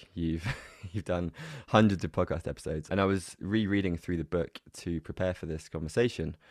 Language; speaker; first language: English; native; English